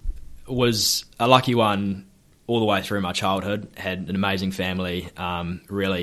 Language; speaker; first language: English; native; English